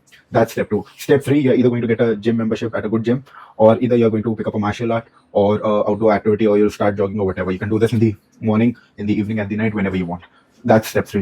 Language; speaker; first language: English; non-native, local second language; Hindi